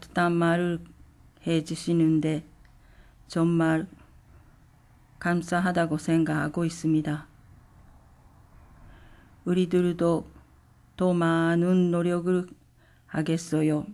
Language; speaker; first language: Korean; non-native, learner; Japanese